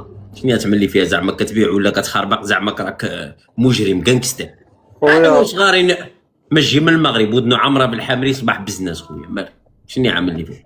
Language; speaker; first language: Arabic; native; Arabic